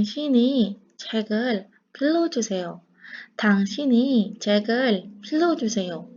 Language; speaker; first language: Korean; non-native, learner; Indonesian